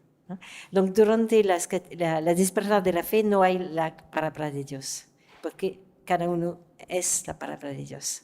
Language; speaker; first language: Spanish; non-native, fluent; French